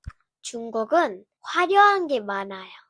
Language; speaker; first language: Korean; early bilingual, heritage; Korean